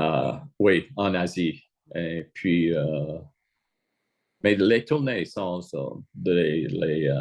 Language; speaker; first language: French; non-native, fluent; English